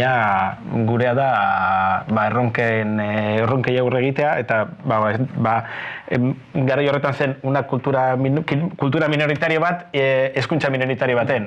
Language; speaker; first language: Basque; non-native, local second language; Spanish